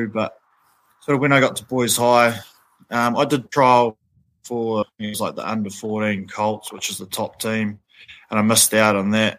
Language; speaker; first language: English; native; English